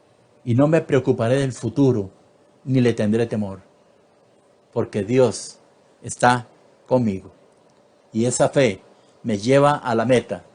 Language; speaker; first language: Spanish; native; Spanish